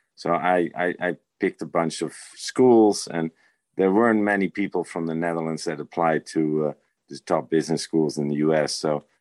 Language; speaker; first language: English; non-native, fluent; Dutch